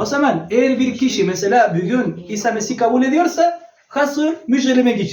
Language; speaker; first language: Turkish; non-native, learner; Spanish